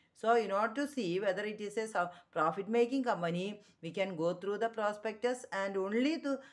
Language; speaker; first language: English; non-native, local second language; Tamil